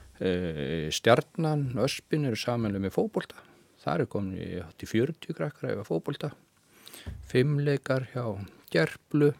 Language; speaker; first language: Icelandic; native; Icelandic